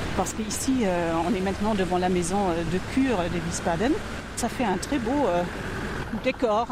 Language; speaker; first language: French; non-native, fluent; German